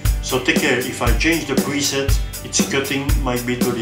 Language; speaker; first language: English; non-native, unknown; French